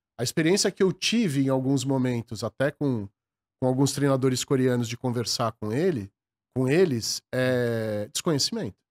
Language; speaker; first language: Portuguese; native; Portuguese